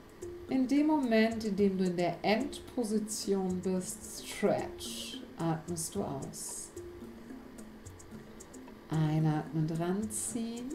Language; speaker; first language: German; native; German